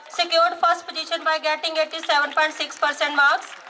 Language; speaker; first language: English; non-native, local second language; Punjabi